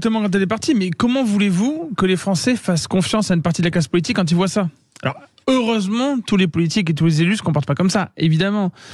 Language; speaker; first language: French; native; French